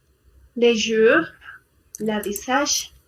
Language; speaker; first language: French; non-native, learner; Spanish